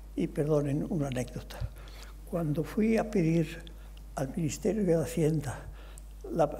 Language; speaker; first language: Spanish; non-native, local second language; Catalan